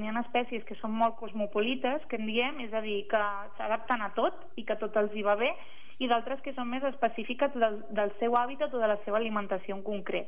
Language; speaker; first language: Catalan; native; Catalan